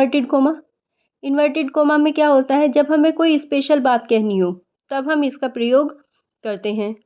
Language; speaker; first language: Hindi; native; Hindi